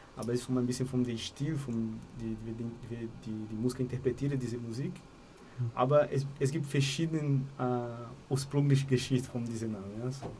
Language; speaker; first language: German; non-native, learner; Portuguese